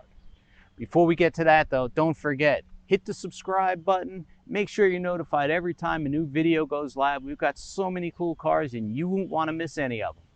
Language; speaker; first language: English; native; English